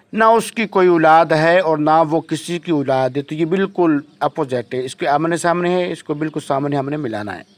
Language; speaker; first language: Urdu; native; Urdu